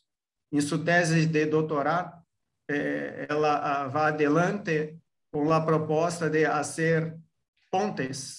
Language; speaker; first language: Portuguese; non-native, fluent; Spanish